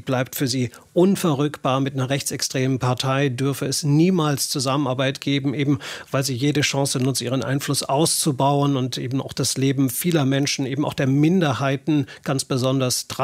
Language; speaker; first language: German; native; German